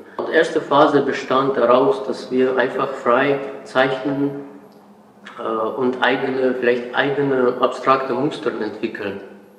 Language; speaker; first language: German; non-native, fluent; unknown